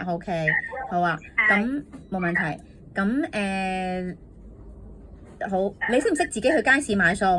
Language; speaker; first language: Cantonese; native; Cantonese